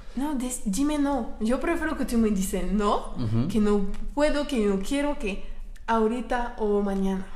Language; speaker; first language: Spanish; non-native, fluent; French